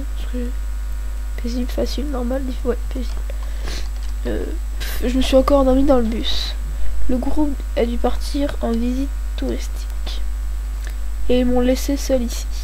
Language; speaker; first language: French; native; French